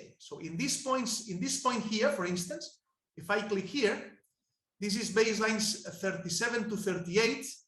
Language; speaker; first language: English; non-native, fluent; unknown